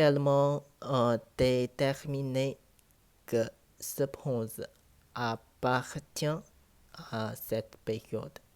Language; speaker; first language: French; non-native, learner; Chinese